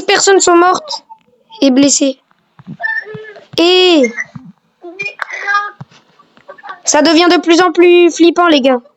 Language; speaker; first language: French; native; French